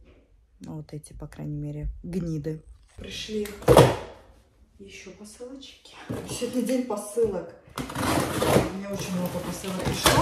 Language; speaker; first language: Russian; native; Russian